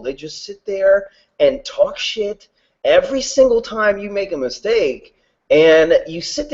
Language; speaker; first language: English; native; English